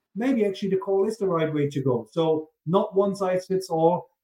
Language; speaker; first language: English; non-native, fluent; German